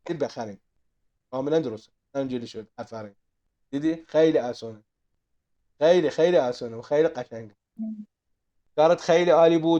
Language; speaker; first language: Persian; non-native, fluent; Arabic